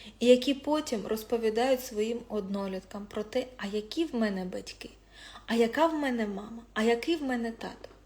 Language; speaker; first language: Ukrainian; non-native, local second language; Russian